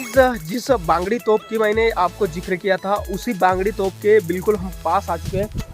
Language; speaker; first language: Hindi; non-native, local second language; Marathi